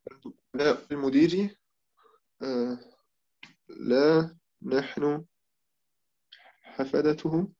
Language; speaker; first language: Arabic; non-native, learner; German